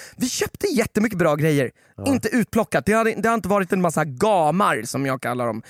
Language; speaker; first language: Swedish; native; Swedish